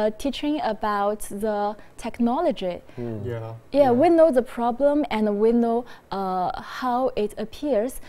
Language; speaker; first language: English; non-native, fluent; Chinese